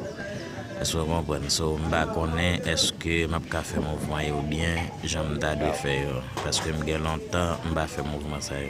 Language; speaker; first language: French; non-native, local second language; Haitian Creole